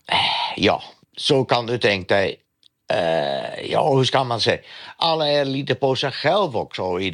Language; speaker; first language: Swedish; non-native, learner; Dutch